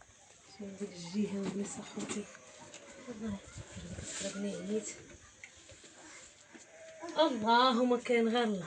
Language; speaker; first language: Arabic; native; Arabic